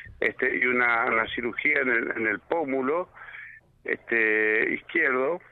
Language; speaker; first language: Spanish; native; Spanish